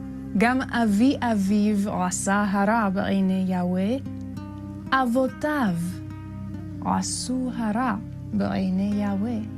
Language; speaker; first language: Hebrew; non-native, learner; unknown